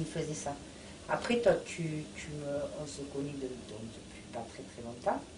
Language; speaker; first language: French; native; French